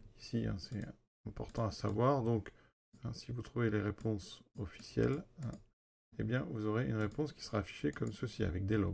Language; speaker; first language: French; native; French